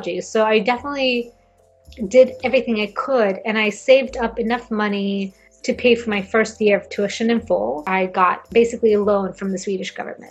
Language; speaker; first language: English; non-native, fluent; Swedish